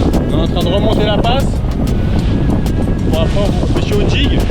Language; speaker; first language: French; native; French